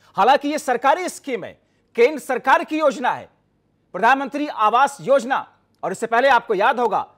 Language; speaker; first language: Hindi; native; Hindi